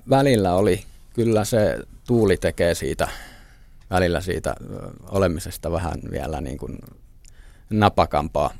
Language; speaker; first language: Finnish; native; Finnish